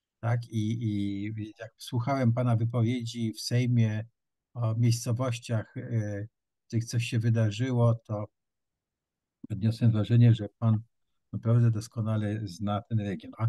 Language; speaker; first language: Polish; native; Polish